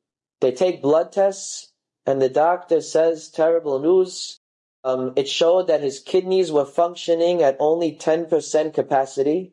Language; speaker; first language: English; native; English